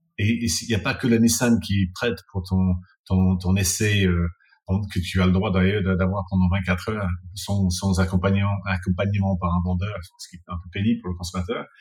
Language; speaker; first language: French; non-native, fluent; English